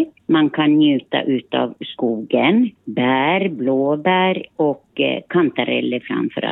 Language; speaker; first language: Swedish; early bilingual, other home language; Finnish